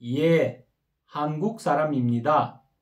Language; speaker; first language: Korean; non-native, learner; Kyrgyz